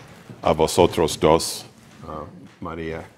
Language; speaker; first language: Spanish; non-native, fluent; English